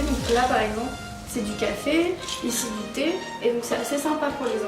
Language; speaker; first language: French; native; French